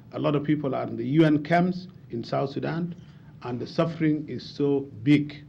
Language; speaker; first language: English; non-native, fluent; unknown